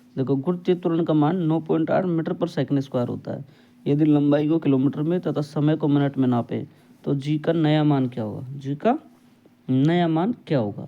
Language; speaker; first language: Hindi; native; Hindi